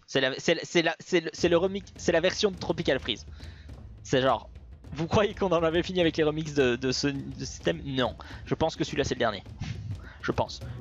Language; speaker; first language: French; native; French